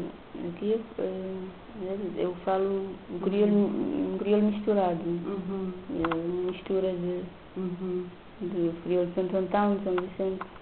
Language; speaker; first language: Portuguese; non-native, local second language; Kabuverdianu